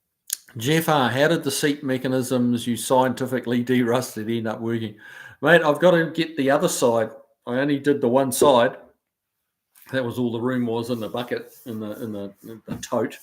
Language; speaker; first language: English; native; English